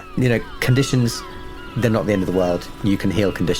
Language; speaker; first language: English; native; English